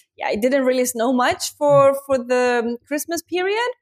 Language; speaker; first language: English; non-native, fluent; Lithuanian